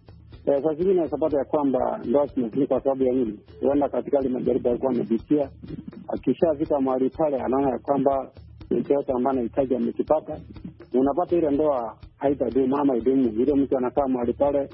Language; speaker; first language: Swahili; non-native, local second language; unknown